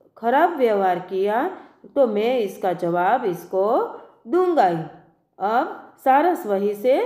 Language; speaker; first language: Hindi; non-native, local second language; Gujarati